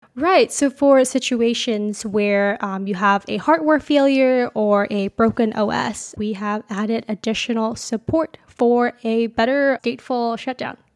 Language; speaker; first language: English; native; English